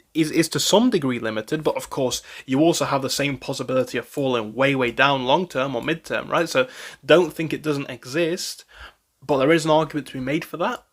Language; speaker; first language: English; native; English